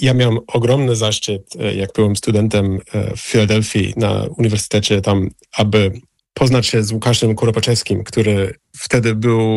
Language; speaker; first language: Polish; non-native, fluent; English